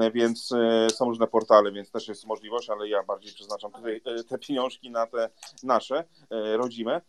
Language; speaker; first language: Polish; native; Polish